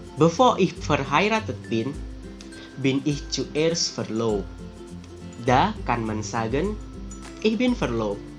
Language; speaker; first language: German; non-native, fluent; Javanese